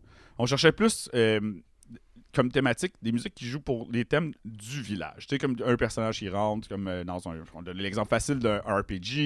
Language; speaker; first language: French; native; French